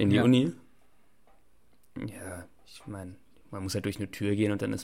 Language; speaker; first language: German; native; German